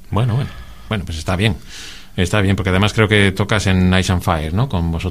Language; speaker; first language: Spanish; native; Spanish